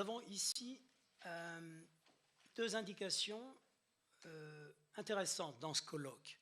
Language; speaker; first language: French; native; French